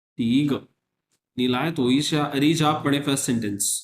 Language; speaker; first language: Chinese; non-native, fluent; Urdu